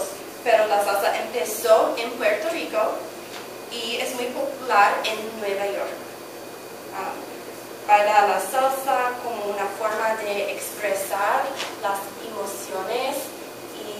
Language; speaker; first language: Spanish; non-native, learner; English